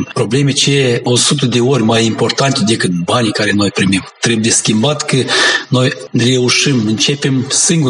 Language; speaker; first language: Romanian; non-native, local second language; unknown